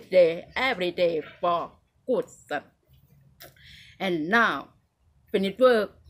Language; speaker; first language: English; non-native, learner; Thai